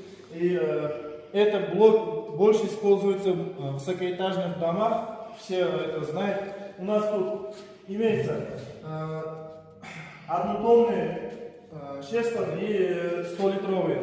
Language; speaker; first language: Russian; non-native, fluent; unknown